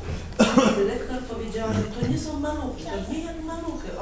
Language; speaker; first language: Polish; native; Polish